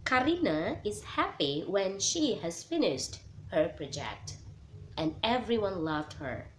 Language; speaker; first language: English; non-native, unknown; Indonesian